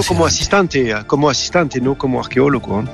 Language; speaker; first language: Spanish; non-native, learner; French